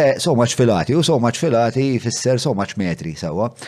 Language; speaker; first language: English; non-native, local second language; Maltese